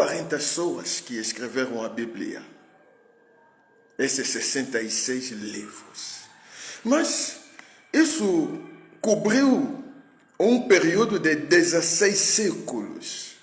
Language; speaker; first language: Portuguese; non-native, fluent; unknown